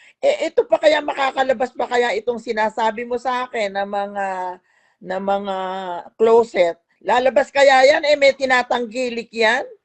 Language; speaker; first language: Filipino; native; Filipino